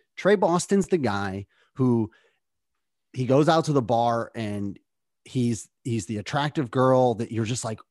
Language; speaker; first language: English; native; English